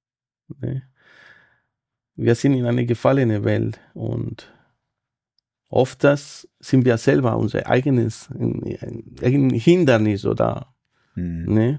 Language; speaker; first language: German; non-native, fluent; Spanish